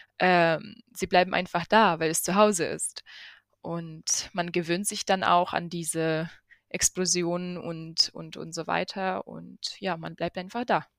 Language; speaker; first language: German; non-native, fluent; Ukrainian